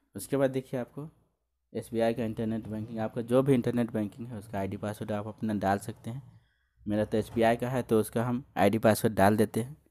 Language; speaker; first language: Hindi; native; Hindi